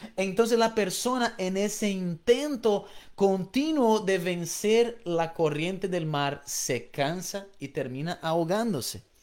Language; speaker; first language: Spanish; non-native, fluent; Portuguese